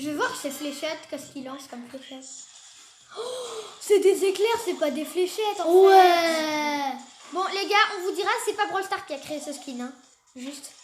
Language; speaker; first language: French; native; French